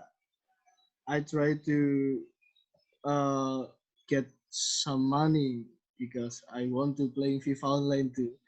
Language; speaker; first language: English; non-native, learner; Indonesian